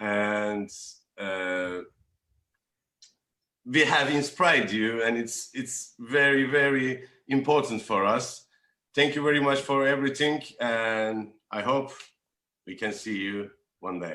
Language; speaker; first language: English; non-native, learner; Turkish